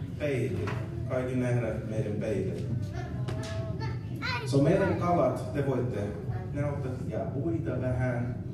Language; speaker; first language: Finnish; non-native, learner; English